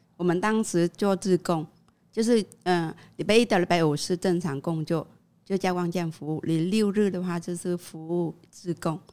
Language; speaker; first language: Chinese; non-native, fluent; Vietnamese